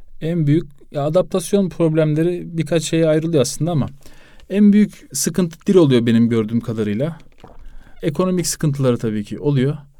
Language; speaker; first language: Turkish; native; Turkish